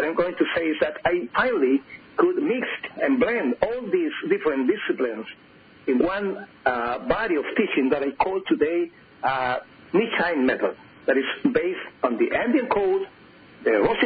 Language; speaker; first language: English; non-native, fluent; Spanish